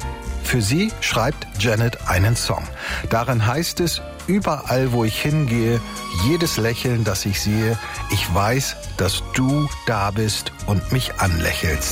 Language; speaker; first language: German; native; German